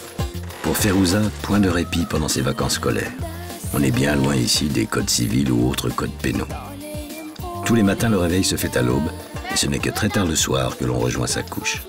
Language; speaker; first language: French; native; French